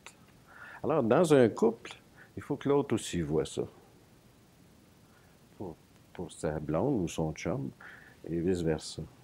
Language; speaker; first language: French; native; French